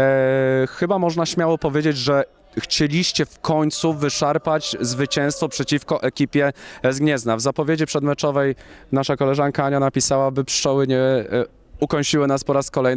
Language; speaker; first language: Polish; native; Polish